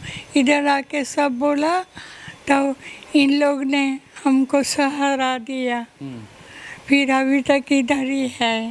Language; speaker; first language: Hindi; non-native, local second language; Bangla